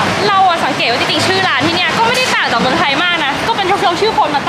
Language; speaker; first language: Thai; native; Thai